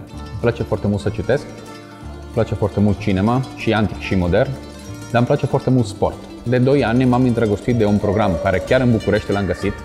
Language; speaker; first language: Romanian; non-native, fluent; Italian